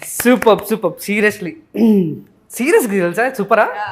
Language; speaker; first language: Telugu; native; Telugu